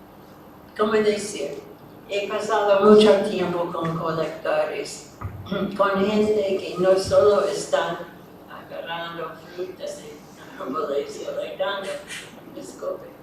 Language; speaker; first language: Spanish; non-native, fluent; English